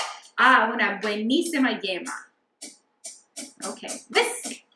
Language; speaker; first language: Spanish; non-native, learner; English